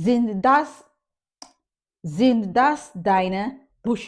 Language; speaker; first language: German; non-native, learner; English